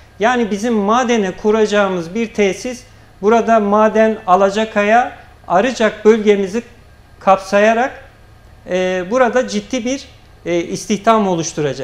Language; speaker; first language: Turkish; native; Turkish